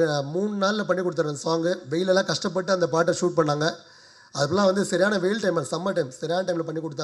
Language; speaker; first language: Tamil; native; Tamil